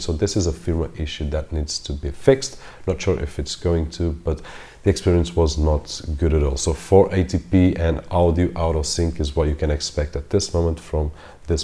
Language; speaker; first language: English; non-native, fluent; Portuguese